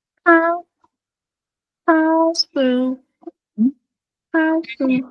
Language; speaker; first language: Chinese; non-native, learner; Vietnamese